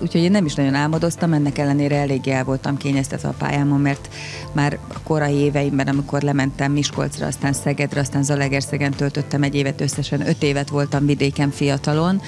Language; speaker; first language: Hungarian; native; Hungarian